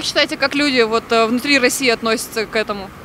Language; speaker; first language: Russian; native; Russian